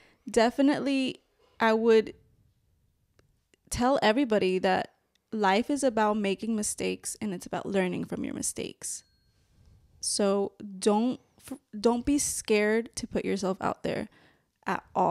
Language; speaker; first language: English; early bilingual, other home language; Spanish